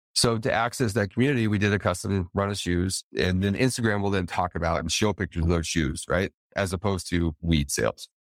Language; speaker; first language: English; native; English